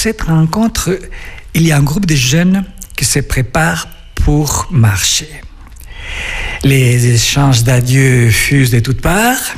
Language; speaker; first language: French; non-native, fluent; Spanish